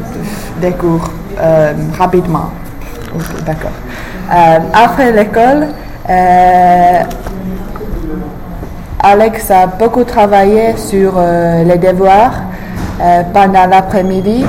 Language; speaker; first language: French; non-native, learner; English